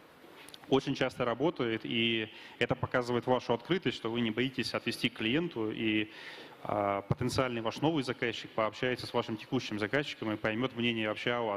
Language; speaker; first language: Russian; native; Russian